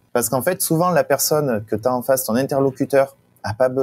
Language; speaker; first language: French; native; French